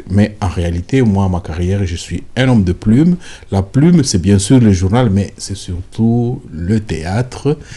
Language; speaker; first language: French; non-native, local second language; Lingala